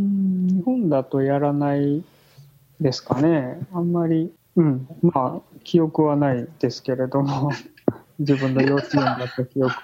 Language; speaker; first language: Japanese; native; Japanese